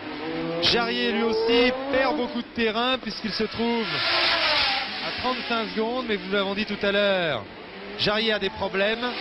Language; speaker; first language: French; native; French